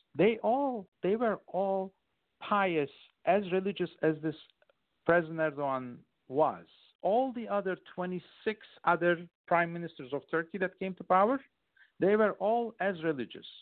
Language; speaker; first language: English; non-native, fluent; Turkish